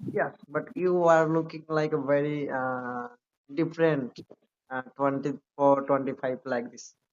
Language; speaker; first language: English; non-native, learner; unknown